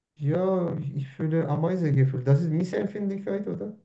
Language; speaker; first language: German; non-native, learner; Turkish